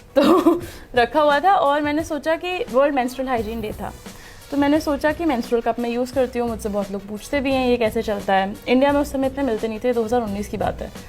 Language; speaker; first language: Hindi; native; Hindi